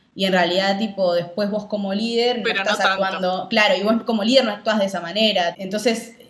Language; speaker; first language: Spanish; native; Spanish